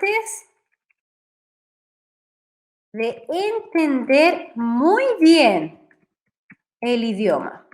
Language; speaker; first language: Spanish; non-native, fluent; Portuguese